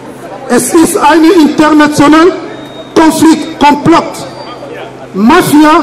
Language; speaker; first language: German; non-native, fluent; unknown